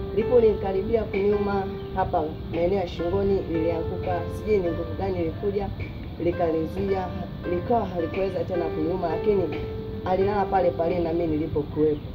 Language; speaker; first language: Swahili; non-native, local second language; Masai